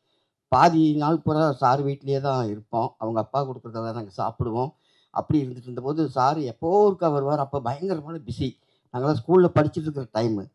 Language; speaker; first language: Tamil; native; Tamil